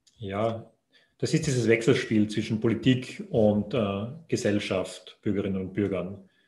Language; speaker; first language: German; native; German